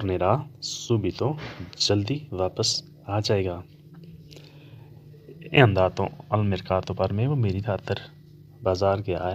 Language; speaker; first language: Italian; non-native, fluent; Urdu